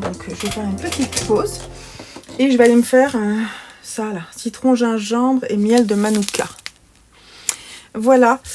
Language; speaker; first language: French; native; French